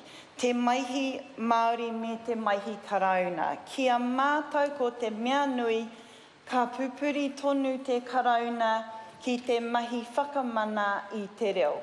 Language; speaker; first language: Māori; non-native, learner; English